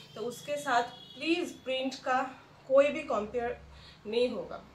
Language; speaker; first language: Hindi; non-native, local second language; Bangla